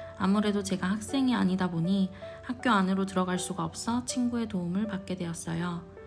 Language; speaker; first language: Korean; native; Korean